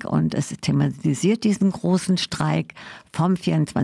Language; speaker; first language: German; native; German